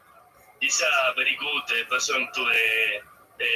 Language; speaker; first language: English; non-native, learner; Spanish